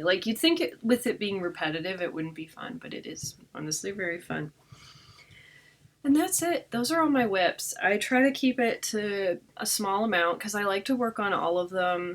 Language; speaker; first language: English; native; English